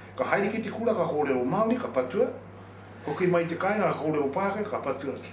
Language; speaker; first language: Māori; native; Māori